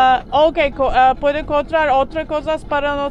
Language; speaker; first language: Spanish; non-native, learner; Turkish